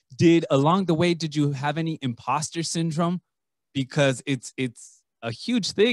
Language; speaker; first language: English; early bilingual, other home language; Spanish